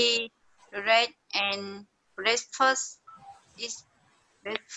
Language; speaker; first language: English; non-native, learner; Vietnamese